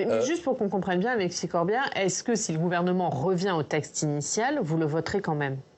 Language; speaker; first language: French; native; French